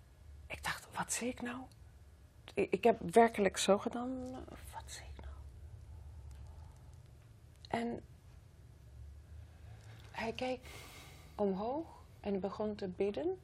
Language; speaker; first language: Dutch; non-native, fluent; Greek